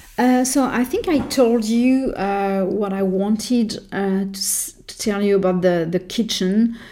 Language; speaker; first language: English; non-native, fluent; French